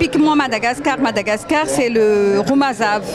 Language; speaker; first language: French; non-native, local second language; Malagasy